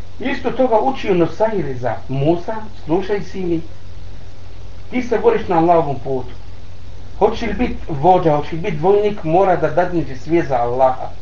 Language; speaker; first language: Bosnian; non-native, learner; Arabic